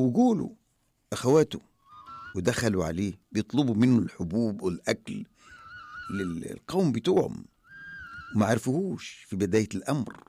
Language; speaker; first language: Arabic; native; Arabic